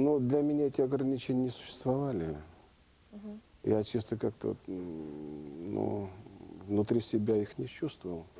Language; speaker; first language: Russian; native; Russian